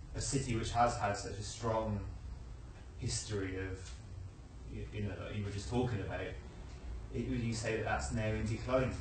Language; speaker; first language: English; native; English